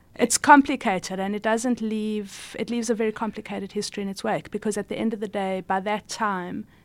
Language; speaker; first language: English; native; English